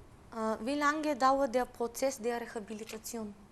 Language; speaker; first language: German; non-native, fluent; Macedonian